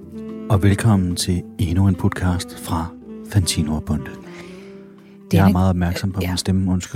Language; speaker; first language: Danish; native; Danish